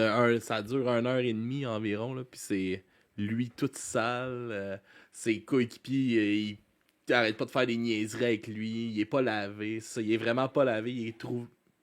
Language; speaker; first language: French; native; French